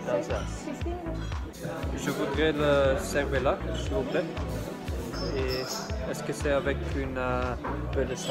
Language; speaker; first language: French; non-native, learner; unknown